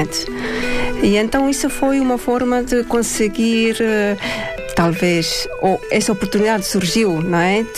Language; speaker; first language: Portuguese; non-native, fluent; Estonian